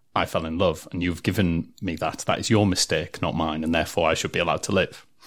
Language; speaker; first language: English; native; English